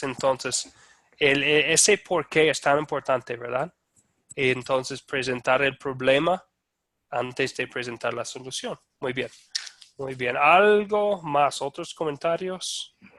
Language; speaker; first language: Spanish; non-native, fluent; English